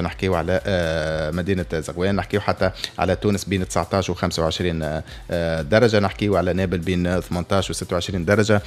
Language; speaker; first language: Arabic; native; Arabic